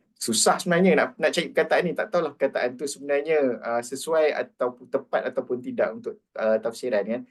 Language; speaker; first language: Malay; native; Malay